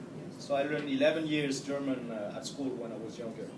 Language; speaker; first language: English; non-native, fluent; French